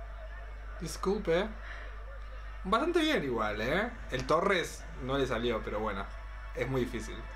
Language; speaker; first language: Spanish; native; Spanish